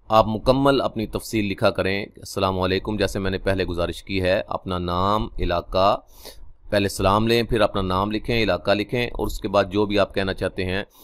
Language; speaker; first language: Urdu; native; Urdu